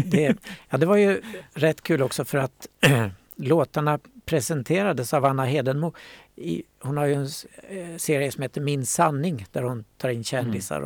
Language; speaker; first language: Swedish; native; Swedish